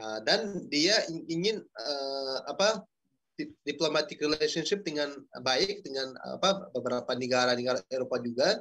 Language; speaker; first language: Indonesian; non-native, fluent; Uzbek